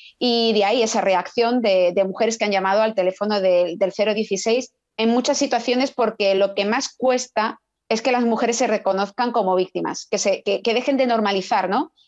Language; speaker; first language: Spanish; native; Spanish